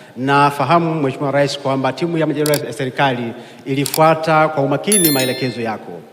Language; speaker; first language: Swahili; native; Swahili